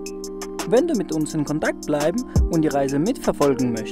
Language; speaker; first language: German; native; German